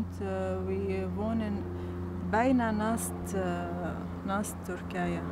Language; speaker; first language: Dutch; non-native, learner; Arabic